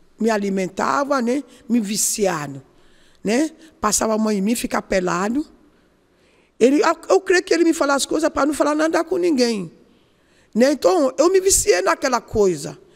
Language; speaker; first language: Portuguese; non-native, learner; Yoruba